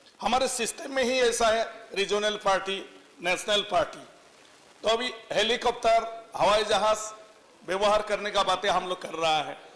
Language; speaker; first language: Hindi; non-native, local second language; Bodo